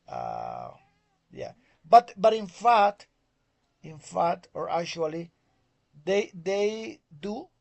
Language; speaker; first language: English; non-native, learner; Spanish